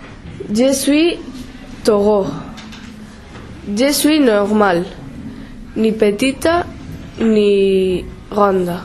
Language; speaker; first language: French; non-native, learner; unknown